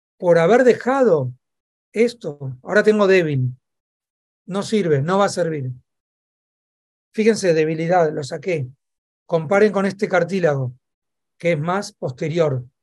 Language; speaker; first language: Spanish; native; Spanish